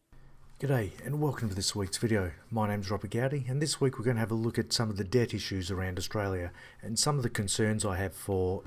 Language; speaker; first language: English; native; English